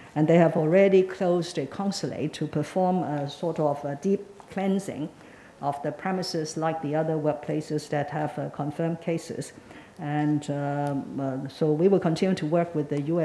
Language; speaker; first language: English; non-native, local second language; Cantonese